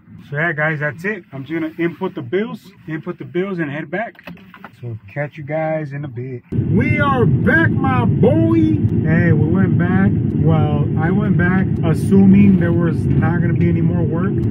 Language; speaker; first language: English; early bilingual, other home language; Spanish